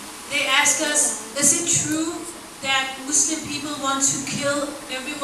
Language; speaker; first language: English; non-native, fluent; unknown